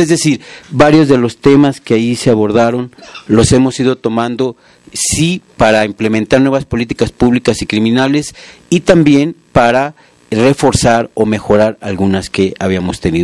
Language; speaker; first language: Spanish; native; Spanish